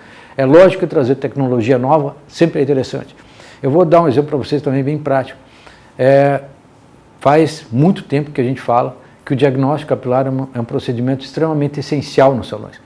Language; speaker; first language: Portuguese; native; Portuguese